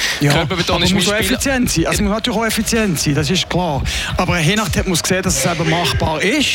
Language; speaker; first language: German; native; German